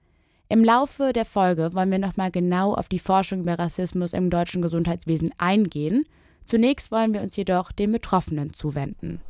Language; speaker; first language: German; native; German